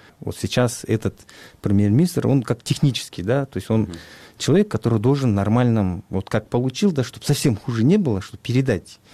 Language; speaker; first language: Russian; non-native, local second language; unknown